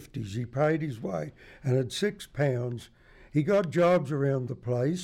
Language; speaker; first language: English; native; English